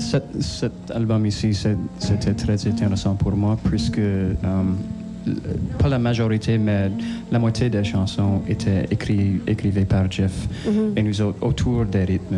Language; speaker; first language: French; non-native, local second language; English